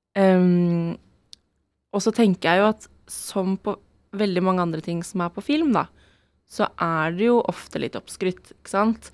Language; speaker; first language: Norwegian; native; Norwegian